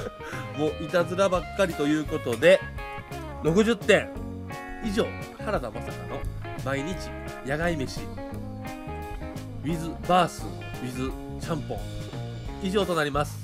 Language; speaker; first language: Japanese; native; Japanese